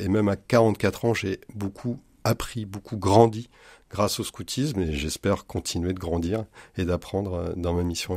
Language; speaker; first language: French; native; French